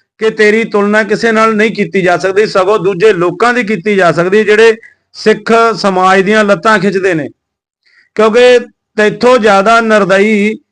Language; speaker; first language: Punjabi; native; Punjabi